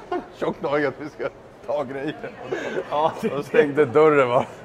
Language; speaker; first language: Swedish; native; Swedish